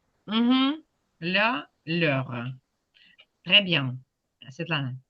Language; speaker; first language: French; non-native, fluent; Ukrainian